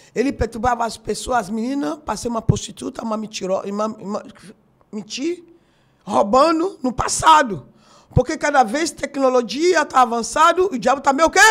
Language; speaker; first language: Portuguese; non-native, fluent; Yoruba